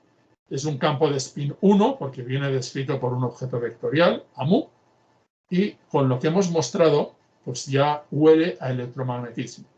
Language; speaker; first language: Spanish; native; Spanish